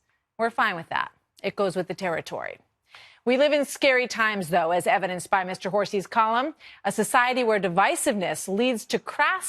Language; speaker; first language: English; native; English